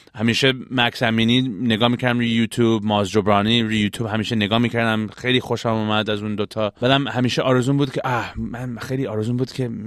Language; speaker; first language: Persian; early bilingual, heritage; Persian